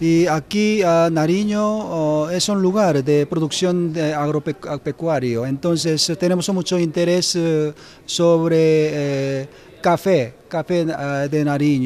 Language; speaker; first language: Spanish; non-native, learner; Korean